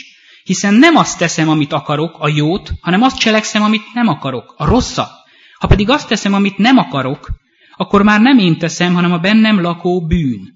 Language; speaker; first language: Hungarian; native; Hungarian